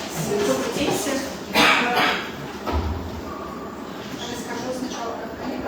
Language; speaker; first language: Russian; non-native, local second language; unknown